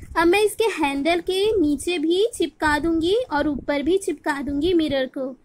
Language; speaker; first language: Hindi; non-native, local second language; Bangla